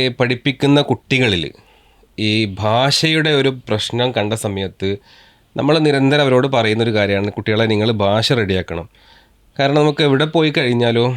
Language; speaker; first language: Malayalam; native; Malayalam